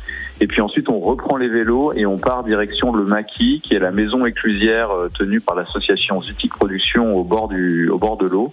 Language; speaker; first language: French; native; French